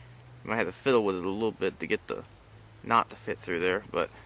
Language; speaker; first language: English; native; English